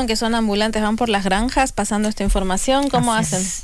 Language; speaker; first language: Spanish; native; Spanish